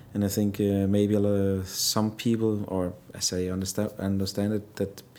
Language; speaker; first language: English; non-native, fluent; Danish